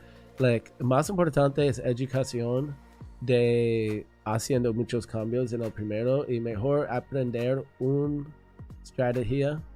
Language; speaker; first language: Spanish; non-native, learner; English